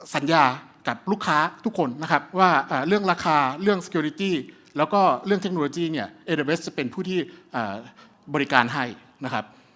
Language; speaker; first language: Thai; early bilingual, heritage; Thai